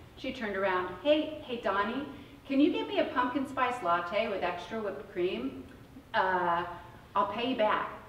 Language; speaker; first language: English; native; English